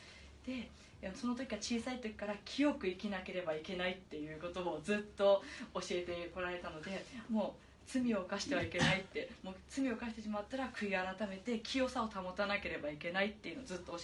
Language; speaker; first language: Japanese; native; Japanese